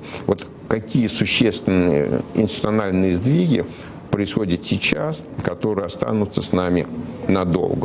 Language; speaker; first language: Russian; native; Russian